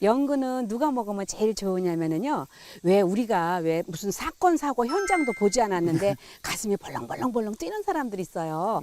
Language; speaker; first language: Korean; native; Korean